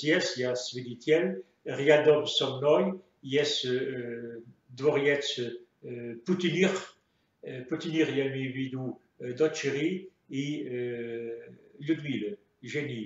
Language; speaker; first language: Russian; non-native, fluent; French